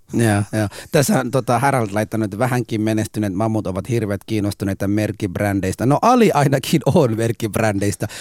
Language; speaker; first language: Finnish; early bilingual, other home language; Arabic